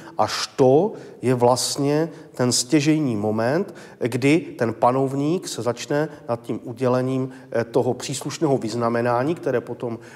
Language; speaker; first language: Czech; native; Czech